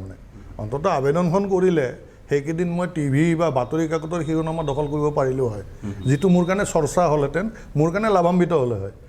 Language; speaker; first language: Assamese; native; Assamese